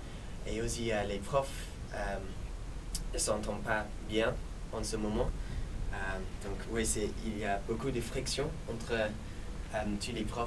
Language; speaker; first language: French; non-native, learner; English